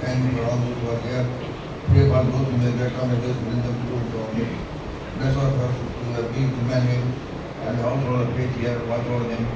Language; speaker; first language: English; non-native, local second language; Telugu